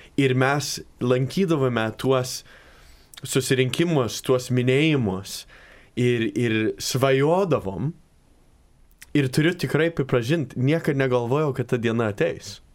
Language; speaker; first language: Lithuanian; early bilingual, heritage; Lithuanian